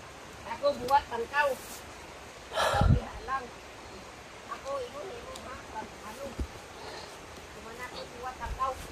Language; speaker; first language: Cebuano; non-native, local second language; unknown